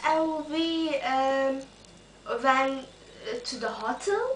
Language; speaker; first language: English; non-native, learner; Turkish